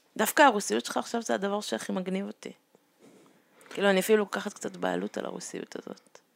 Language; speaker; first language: Hebrew; native; Hebrew